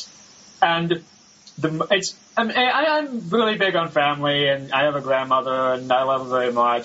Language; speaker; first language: English; native; English